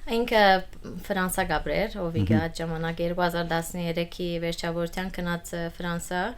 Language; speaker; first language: Armenian; early bilingual, heritage; Armenian